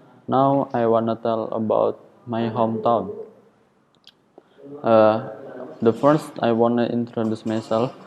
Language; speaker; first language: English; non-native, learner; Indonesian